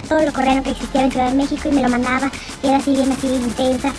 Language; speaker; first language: Spanish; native; Spanish